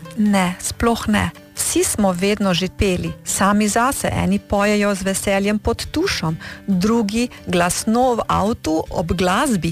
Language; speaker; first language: Slovenian; early bilingual, heritage; Slovenian